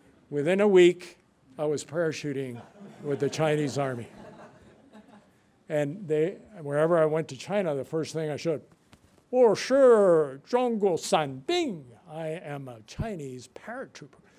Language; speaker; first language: English; native; English